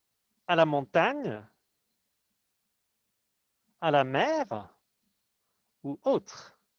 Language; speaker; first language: French; non-native, fluent; English